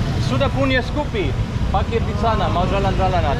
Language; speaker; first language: Indonesian; non-native, learner; German